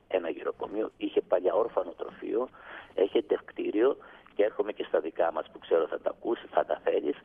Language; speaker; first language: Greek; native; Greek